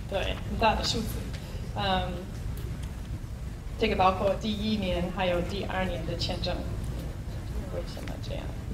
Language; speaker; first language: Chinese; non-native, fluent; English